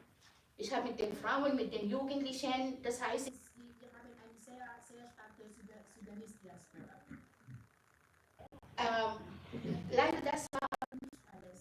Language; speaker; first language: German; non-native, fluent; Arabic